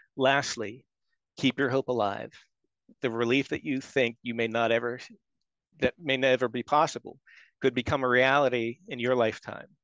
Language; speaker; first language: English; native; English